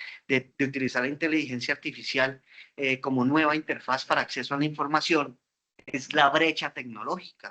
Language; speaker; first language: Spanish; native; Spanish